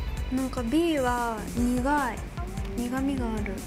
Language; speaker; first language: Japanese; non-native, fluent; French